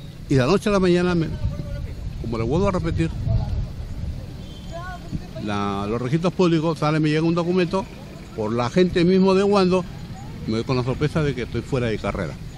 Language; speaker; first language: Spanish; native; Spanish